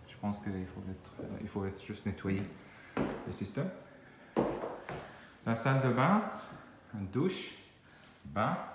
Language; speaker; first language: French; non-native, fluent; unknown